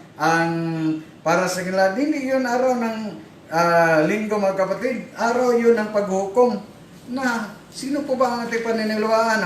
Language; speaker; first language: Filipino; non-native, local second language; Cebuano